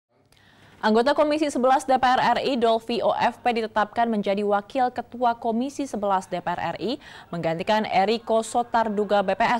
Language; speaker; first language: Indonesian; native; Indonesian